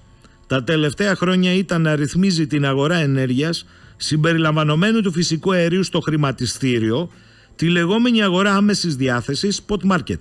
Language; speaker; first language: Greek; native; Greek